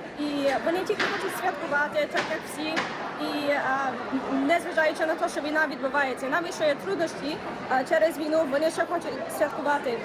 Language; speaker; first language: Ukrainian; early bilingual, heritage; Ukrainian